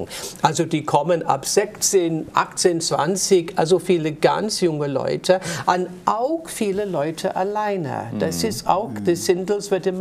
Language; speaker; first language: German; non-native, fluent; English